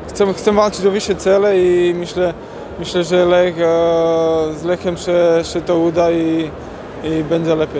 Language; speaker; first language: Polish; non-native, learner; Slovak